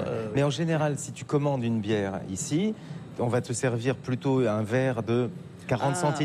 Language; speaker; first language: French; native; French